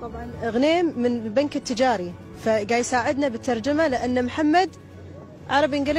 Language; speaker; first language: Arabic; native; Arabic